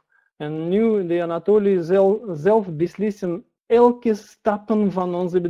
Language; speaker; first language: Dutch; non-native, learner; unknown